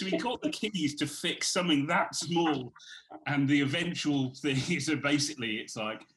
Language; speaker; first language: English; native; English